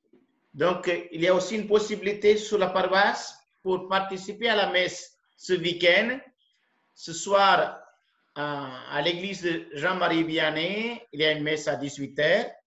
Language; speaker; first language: French; non-native, fluent; Tamil